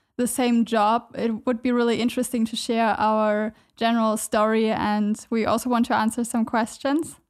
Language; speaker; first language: English; non-native, fluent; German